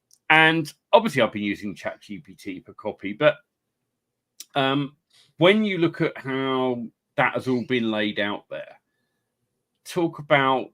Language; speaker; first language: English; native; English